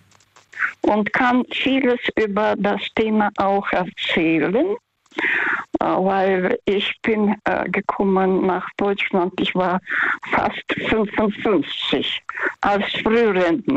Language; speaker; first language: German; early bilingual, heritage; Russian